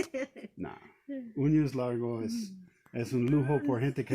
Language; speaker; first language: Spanish; non-native, learner; English